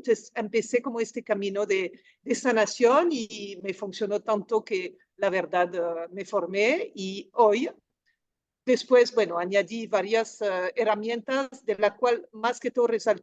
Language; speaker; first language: Spanish; non-native, fluent; French